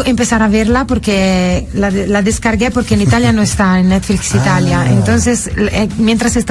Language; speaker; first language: Spanish; non-native, fluent; Italian